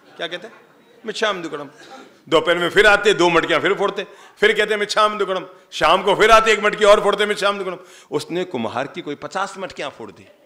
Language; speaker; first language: Hindi; native; Hindi